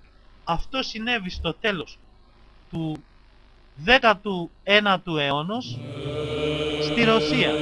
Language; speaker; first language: Greek; native; Greek